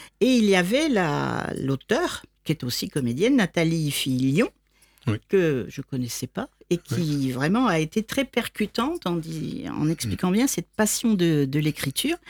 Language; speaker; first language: French; native; French